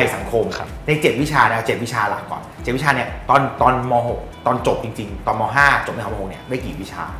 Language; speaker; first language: Thai; native; Thai